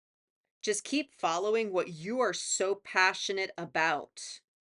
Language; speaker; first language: English; native; English